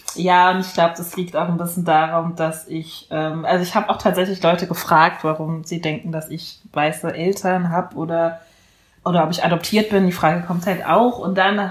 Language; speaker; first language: German; early bilingual, other home language; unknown